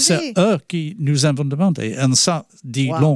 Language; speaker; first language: French; non-native, fluent; English